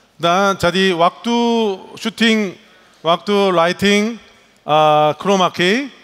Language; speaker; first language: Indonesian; non-native, learner; Korean